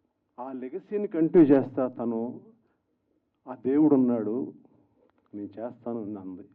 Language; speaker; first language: Telugu; native; Telugu